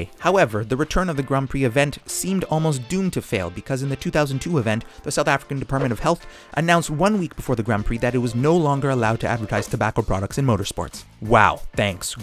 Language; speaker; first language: English; native; English